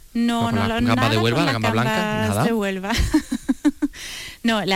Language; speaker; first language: Spanish; non-native, fluent; German